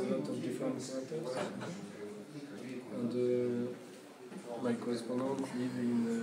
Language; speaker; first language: English; non-native, learner; French